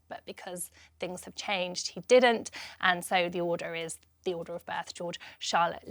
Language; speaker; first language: English; native; English